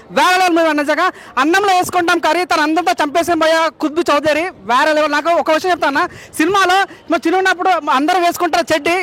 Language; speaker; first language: Telugu; native; Telugu